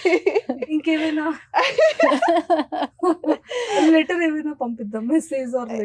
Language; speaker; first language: Telugu; native; Telugu